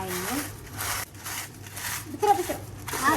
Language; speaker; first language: Arabic; non-native, learner; Urdu